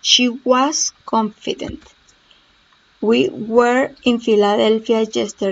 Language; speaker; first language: English; non-native, learner; Spanish